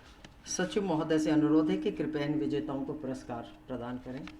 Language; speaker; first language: Hindi; native; Hindi